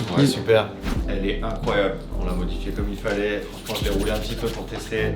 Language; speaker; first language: French; native; French